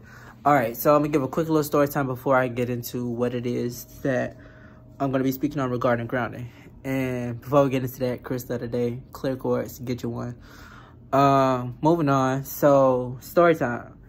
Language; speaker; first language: English; native; English